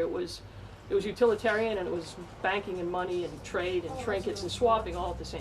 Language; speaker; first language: English; native; English